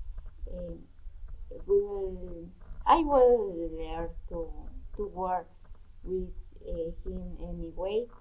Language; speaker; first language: English; non-native, learner; Spanish